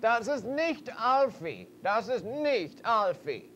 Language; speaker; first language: German; non-native, learner; English